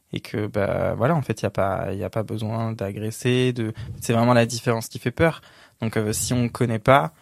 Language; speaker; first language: French; native; French